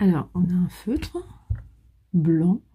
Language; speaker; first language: French; native; French